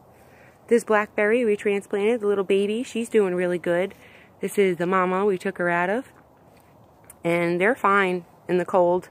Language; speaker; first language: English; native; English